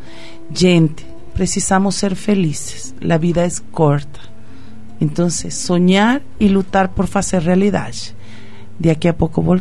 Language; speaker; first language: Portuguese; non-native, fluent; Spanish